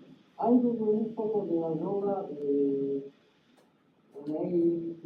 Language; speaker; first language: Spanish; non-native, learner; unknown